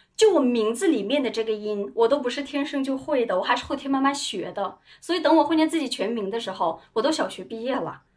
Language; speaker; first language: Chinese; non-native, local second language; Uyghur